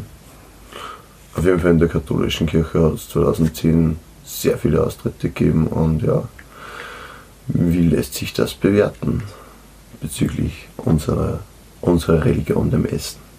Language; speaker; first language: German; native; German